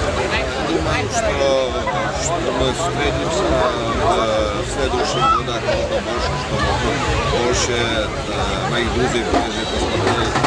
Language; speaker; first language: Russian; non-native, learner; Czech